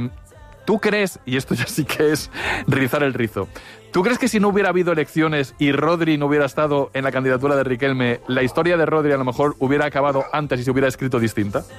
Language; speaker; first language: Spanish; native; Spanish